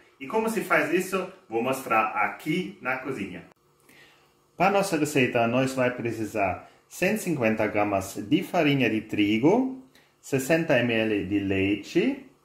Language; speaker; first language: Portuguese; non-native, fluent; German